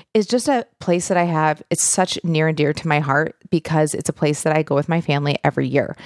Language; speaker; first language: English; native; English